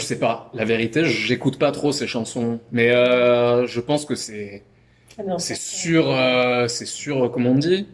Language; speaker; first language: French; native; French